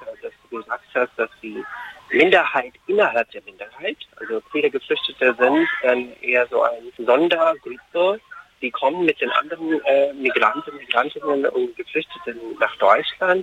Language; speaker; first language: German; non-native, fluent; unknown